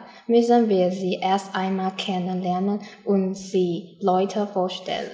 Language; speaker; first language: German; non-native, learner; Chinese